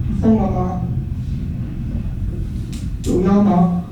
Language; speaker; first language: Chinese; non-native, fluent; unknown